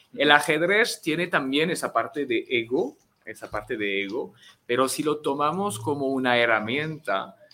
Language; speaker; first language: Spanish; non-native, fluent; French